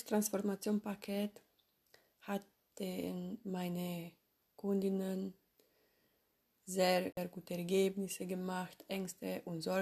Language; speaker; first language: German; non-native, fluent; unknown